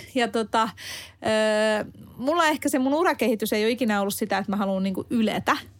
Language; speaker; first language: Finnish; non-native, fluent; Hungarian